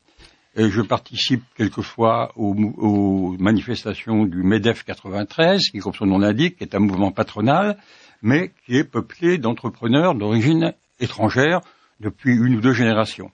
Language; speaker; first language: French; native; French